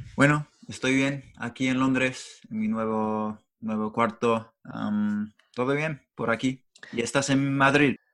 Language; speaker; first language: Spanish; non-native, fluent; English